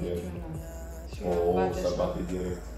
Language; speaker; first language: Romanian; non-native, learner; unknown